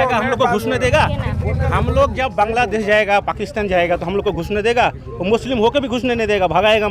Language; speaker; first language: Hindi; non-native, local second language; Bangla